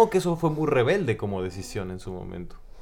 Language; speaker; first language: Spanish; native; Spanish